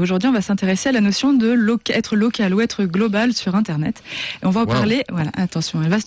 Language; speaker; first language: French; native; French